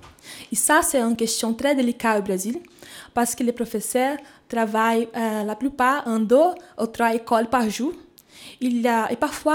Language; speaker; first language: French; non-native, fluent; Portuguese